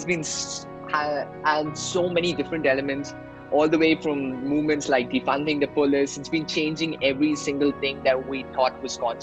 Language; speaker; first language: English; non-native, local second language; Hindi